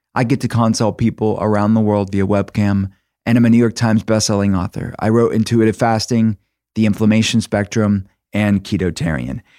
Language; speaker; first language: English; native; English